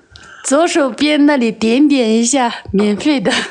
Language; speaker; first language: Chinese; non-native, local second language; Tibetan